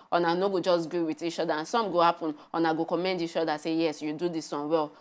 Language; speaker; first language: Nigerian Pidgin; native; Nigerian Pidgin